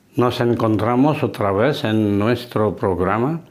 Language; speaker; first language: Spanish; non-native, fluent; Indonesian